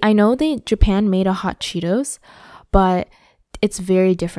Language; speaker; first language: English; early bilingual, other home language; Japanese